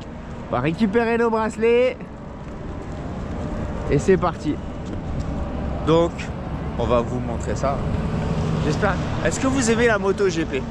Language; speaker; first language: French; native; French